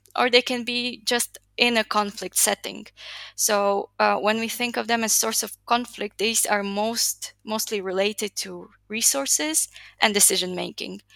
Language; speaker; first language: English; non-native, fluent; Slovak